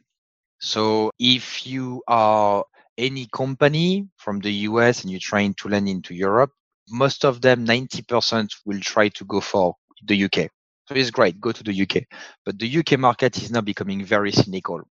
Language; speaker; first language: English; non-native, fluent; French